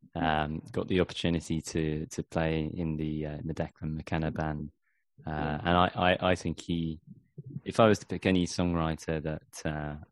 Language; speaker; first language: English; native; English